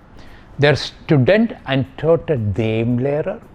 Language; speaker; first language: German; non-native, fluent; Malayalam